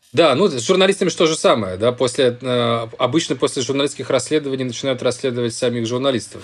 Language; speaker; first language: Russian; native; Russian